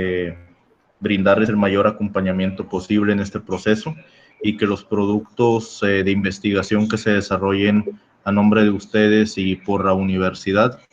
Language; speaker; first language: Spanish; native; Spanish